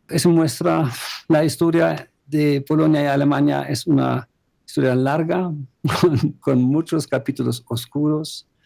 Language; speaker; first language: Spanish; non-native, fluent; German